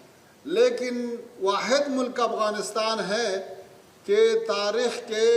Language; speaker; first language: Hindi; non-native, fluent; Pashto